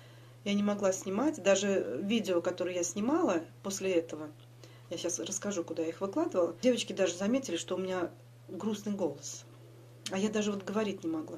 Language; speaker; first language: Russian; native; Russian